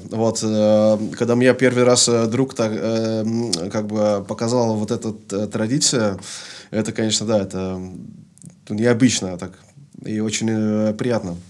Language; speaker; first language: Russian; non-native, fluent; Dutch